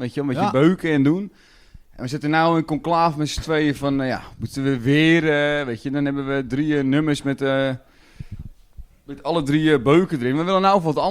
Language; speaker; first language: Dutch; native; Dutch